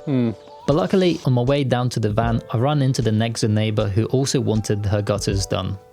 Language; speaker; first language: English; native; English